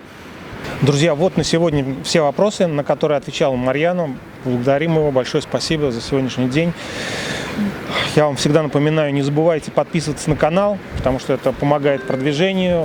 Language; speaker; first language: Russian; native; Russian